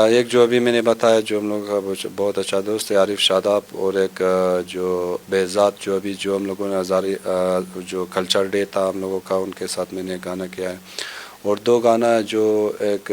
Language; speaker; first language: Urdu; non-native, local second language; Hazaragi